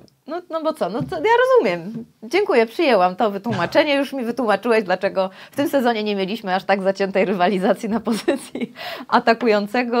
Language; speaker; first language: Polish; native; Polish